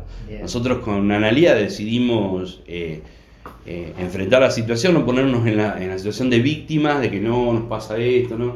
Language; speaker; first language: Spanish; native; Spanish